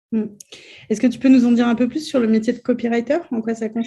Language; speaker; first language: French; native; French